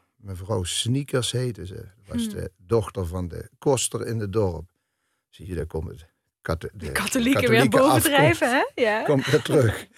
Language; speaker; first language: Dutch; native; Dutch